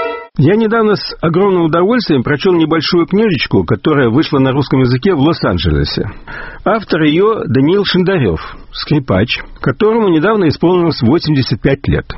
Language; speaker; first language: Russian; native; Russian